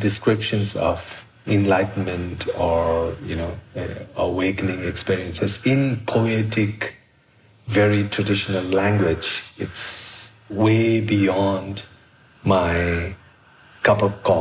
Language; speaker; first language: English; non-native, local second language; Sherpa